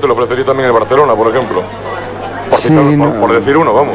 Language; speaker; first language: Spanish; native; Spanish